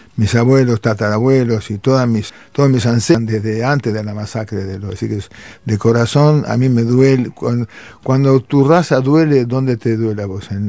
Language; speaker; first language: Spanish; early bilingual, other home language; Armenian